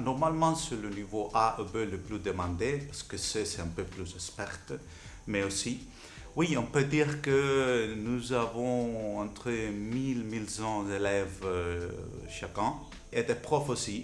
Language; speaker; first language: French; non-native, fluent; Spanish